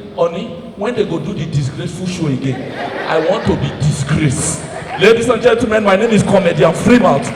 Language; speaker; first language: Nigerian Pidgin; native; Nigerian Pidgin